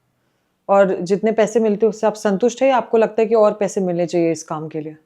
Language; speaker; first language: Hindi; native; Hindi